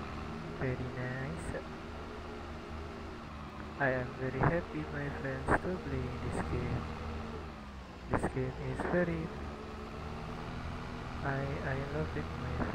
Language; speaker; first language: English; non-native, learner; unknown